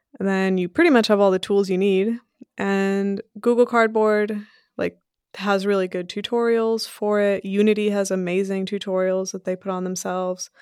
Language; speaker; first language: English; early bilingual, other home language; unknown